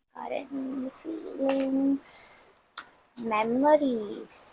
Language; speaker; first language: English; non-native, local second language; Tamil